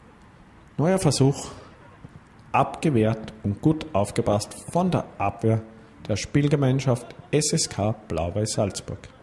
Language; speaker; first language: German; native; German